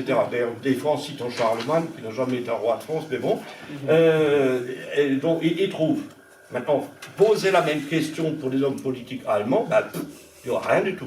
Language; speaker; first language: French; non-native, local second language; Swiss German